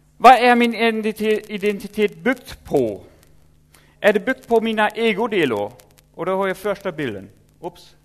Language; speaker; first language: Swedish; non-native, fluent; German